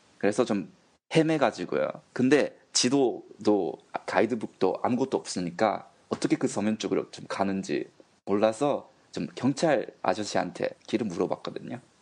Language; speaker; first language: Korean; non-native, fluent; Japanese